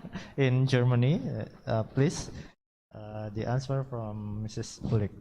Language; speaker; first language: English; non-native, learner; Indonesian